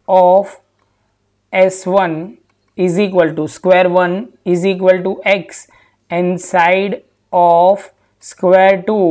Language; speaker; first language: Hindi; non-native, local second language; Gujarati